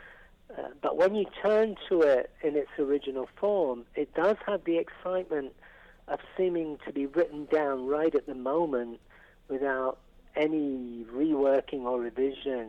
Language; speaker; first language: English; native; English